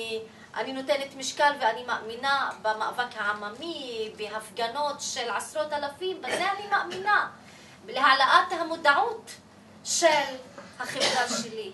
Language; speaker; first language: Hebrew; non-native, local second language; Arabic